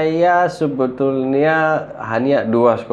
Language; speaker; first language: Indonesian; non-native, fluent; Arabic